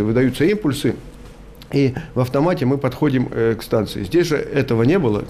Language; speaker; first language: Russian; native; Russian